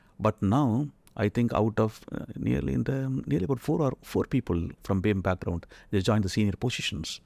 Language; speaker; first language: English; non-native, local second language; Tamil